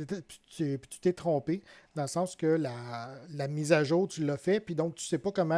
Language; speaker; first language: French; native; French